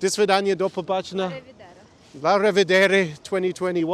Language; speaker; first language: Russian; non-native, learner; English